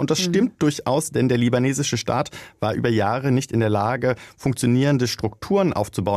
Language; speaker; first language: German; native; German